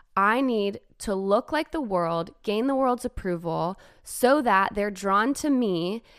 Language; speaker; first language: English; native; English